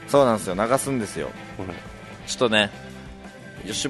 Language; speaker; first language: Japanese; native; Japanese